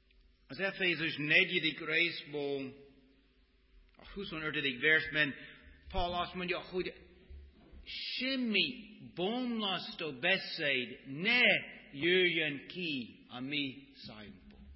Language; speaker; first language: Hungarian; non-native, fluent; English